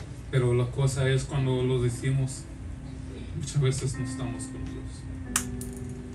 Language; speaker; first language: Spanish; early bilingual, heritage; Spanish